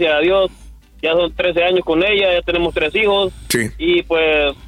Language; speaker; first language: Spanish; native; Spanish